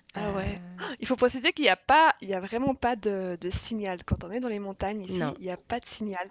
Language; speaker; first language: French; native; French